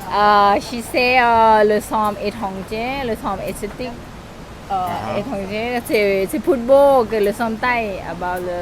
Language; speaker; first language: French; non-native, learner; Thai